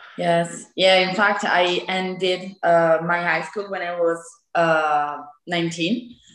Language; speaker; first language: English; non-native, fluent; Italian